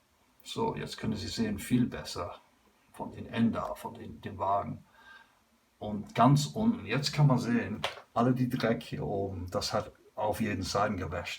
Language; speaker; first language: German; non-native, learner; English